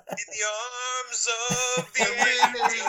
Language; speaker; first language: English; native; English